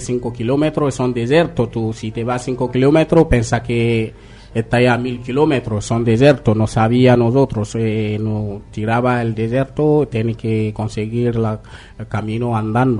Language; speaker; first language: Spanish; non-native, learner; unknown